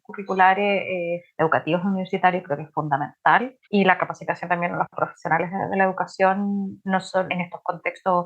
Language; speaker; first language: Spanish; native; Spanish